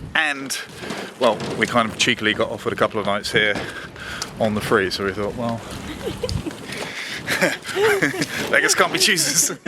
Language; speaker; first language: English; native; English